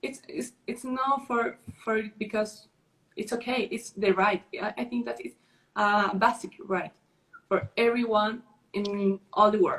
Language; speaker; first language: English; non-native, learner; Spanish